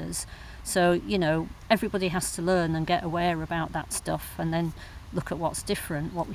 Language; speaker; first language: English; native; English